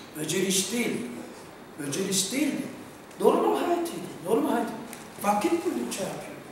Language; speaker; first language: Turkish; non-native, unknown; Korean